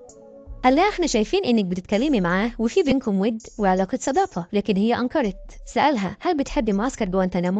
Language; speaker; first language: Arabic; native; Arabic